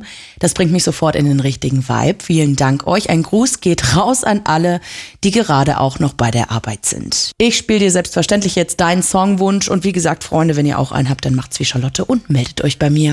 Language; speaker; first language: German; native; German